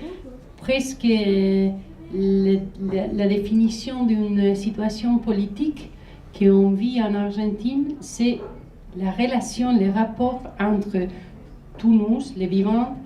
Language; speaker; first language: French; non-native, fluent; Spanish